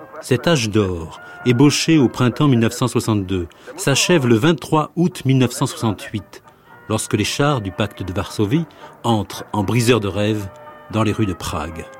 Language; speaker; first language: French; native; French